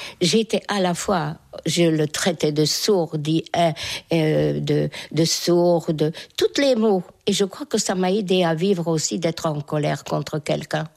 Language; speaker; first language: French; non-native, fluent; Hungarian